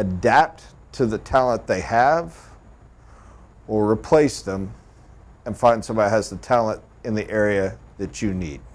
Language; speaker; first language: English; native; English